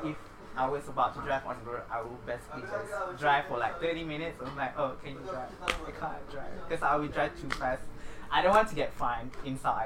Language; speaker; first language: English; non-native, local second language; Malay